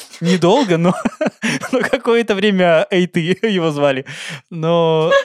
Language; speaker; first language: Russian; native; Russian